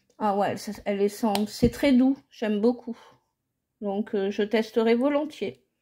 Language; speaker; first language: French; native; French